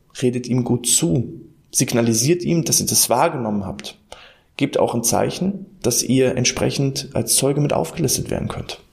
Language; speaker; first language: German; native; German